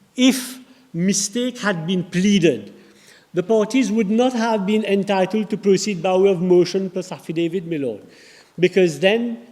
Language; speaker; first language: English; non-native, local second language; Morisyen